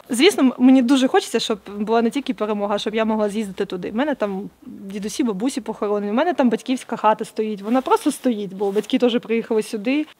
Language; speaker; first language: Ukrainian; native; Ukrainian